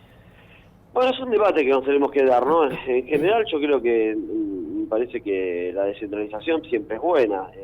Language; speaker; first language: Spanish; native; Spanish